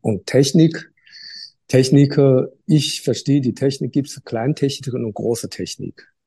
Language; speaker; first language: German; non-native, learner; Chinese